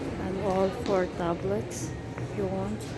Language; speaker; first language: English; non-native, fluent; Filipino